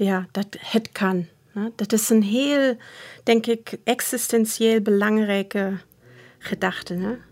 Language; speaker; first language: Dutch; non-native, fluent; German